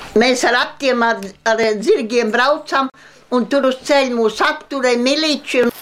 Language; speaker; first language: Latvian; non-native, local second language; Romany